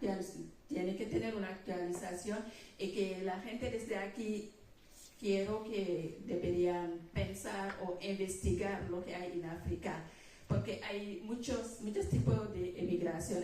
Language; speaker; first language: Spanish; non-native, fluent; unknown